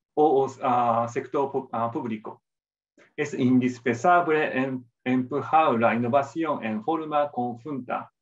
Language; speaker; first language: Spanish; non-native, fluent; Japanese